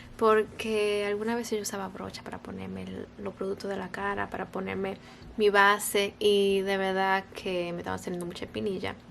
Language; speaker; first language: Spanish; early bilingual, heritage; Spanish